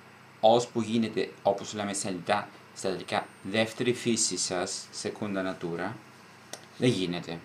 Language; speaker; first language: Greek; non-native, fluent; Italian